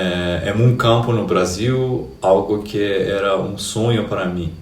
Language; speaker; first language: Portuguese; non-native, fluent; Persian